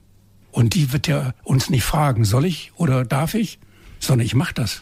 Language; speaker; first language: German; native; German